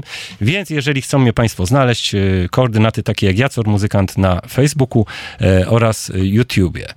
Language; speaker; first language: Polish; native; Polish